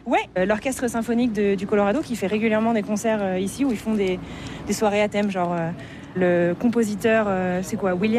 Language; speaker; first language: French; native; French